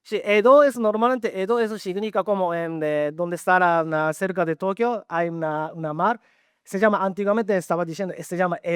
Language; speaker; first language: Spanish; non-native, learner; Japanese